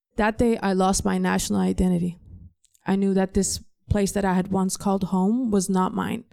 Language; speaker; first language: English; non-native, fluent; Danish